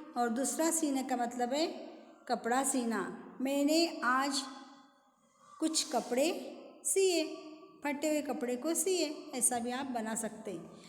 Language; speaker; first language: Hindi; non-native, local second language; Marathi